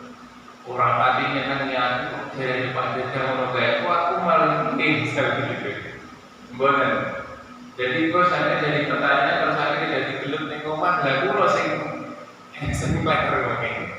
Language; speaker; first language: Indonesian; non-native, local second language; Javanese